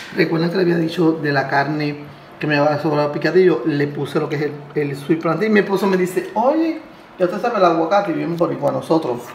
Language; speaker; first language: Spanish; native; Spanish